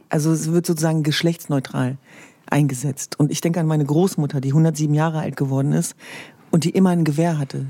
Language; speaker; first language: German; early bilingual, other home language; Kurdish